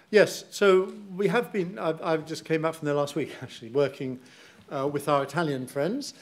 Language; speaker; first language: English; native; English